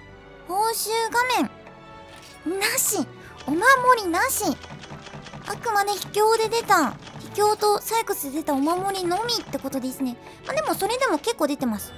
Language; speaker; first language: Japanese; native; Japanese